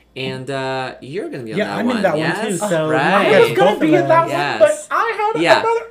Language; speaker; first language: English; non-native, fluent; Portuguese